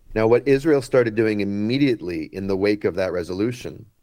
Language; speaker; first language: English; native; English